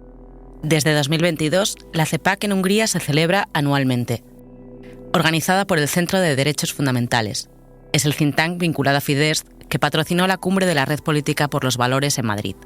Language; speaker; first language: Spanish; native; Spanish